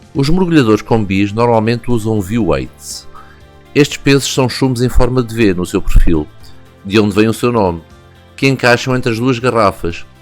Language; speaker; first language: Portuguese; native; Portuguese